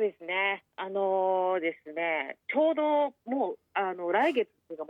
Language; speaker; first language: Japanese; native; Japanese